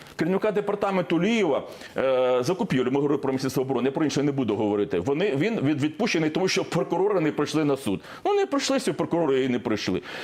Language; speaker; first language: Ukrainian; non-native, local second language; Russian